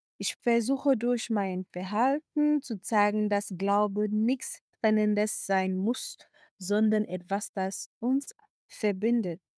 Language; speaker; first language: German; non-native, fluent; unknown